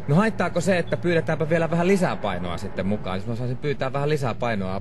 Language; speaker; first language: Finnish; native; Finnish